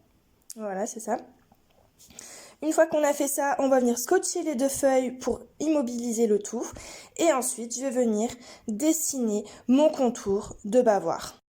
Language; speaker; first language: French; native; French